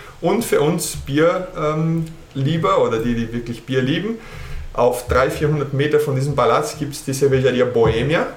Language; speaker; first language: German; early bilingual, heritage; German